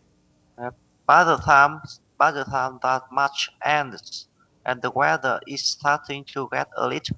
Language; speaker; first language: English; non-native, learner; Vietnamese